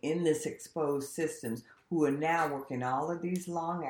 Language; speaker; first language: English; native; English